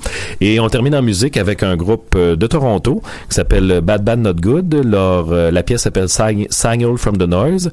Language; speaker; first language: French; native; French